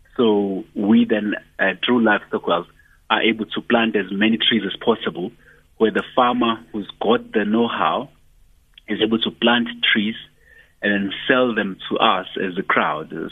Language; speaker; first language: English; non-native, local second language; Zulu